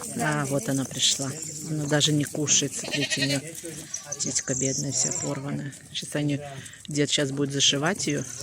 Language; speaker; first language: Russian; native; Russian